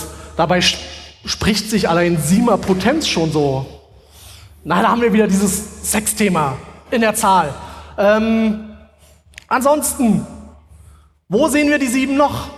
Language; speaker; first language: German; native; German